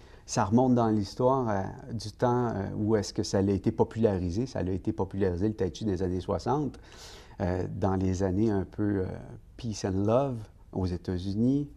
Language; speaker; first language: French; native; French